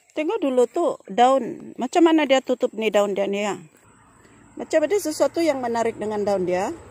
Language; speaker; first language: Malay; non-native, local second language; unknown